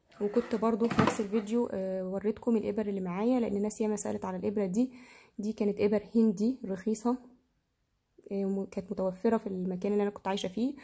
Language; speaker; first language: Arabic; native; Arabic